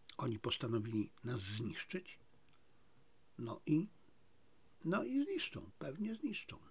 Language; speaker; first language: Polish; native; Polish